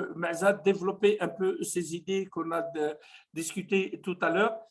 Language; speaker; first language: French; non-native, local second language; Arabic